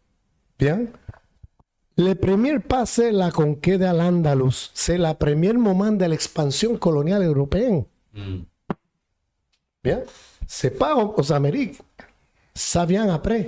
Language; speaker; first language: French; non-native, fluent; Spanish